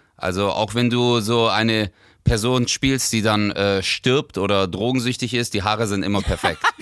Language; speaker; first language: German; early bilingual, other home language; Turkish